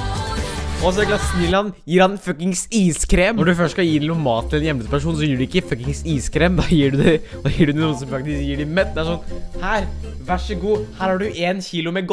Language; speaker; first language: Norwegian; native; Norwegian